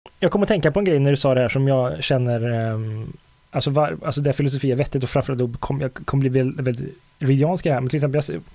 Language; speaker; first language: Swedish; native; Swedish